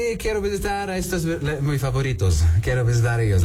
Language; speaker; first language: Spanish; non-native, learner; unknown